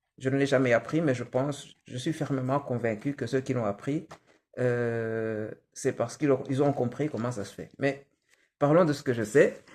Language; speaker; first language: French; non-native, local second language; Kinyarwanda